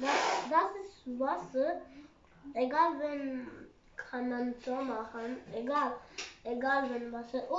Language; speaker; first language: German; early bilingual, other home language; Urdu